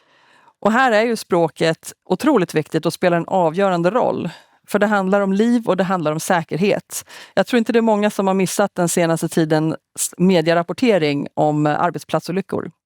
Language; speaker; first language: Swedish; native; Swedish